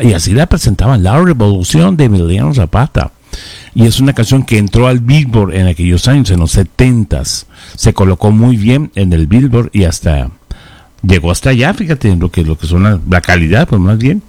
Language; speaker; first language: Spanish; native; Spanish